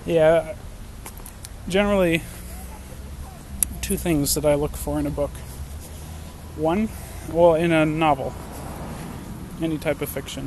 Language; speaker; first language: English; native; English